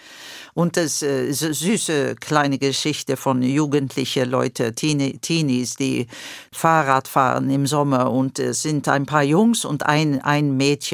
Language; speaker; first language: German; non-native, fluent; Swedish